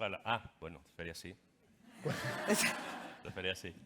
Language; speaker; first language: Spanish; native; Spanish